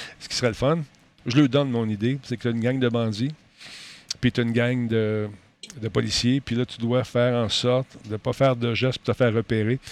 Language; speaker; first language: French; native; French